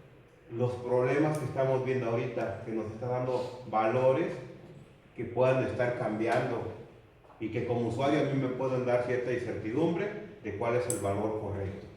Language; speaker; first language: Spanish; native; Spanish